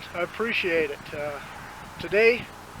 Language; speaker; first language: English; native; English